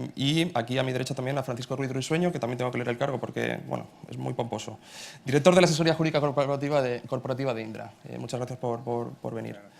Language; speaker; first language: Spanish; native; Spanish